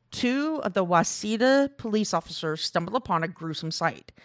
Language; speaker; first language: English; early bilingual, other home language; Korean